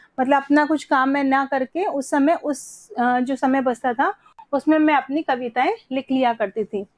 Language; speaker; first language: Hindi; native; Hindi